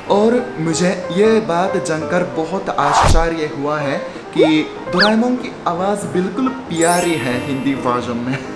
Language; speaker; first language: Hindi; non-native, fluent; Japanese